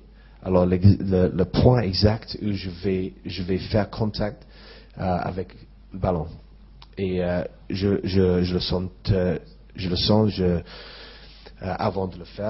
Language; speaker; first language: French; non-native, fluent; English